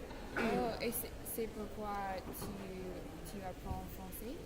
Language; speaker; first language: French; non-native, learner; English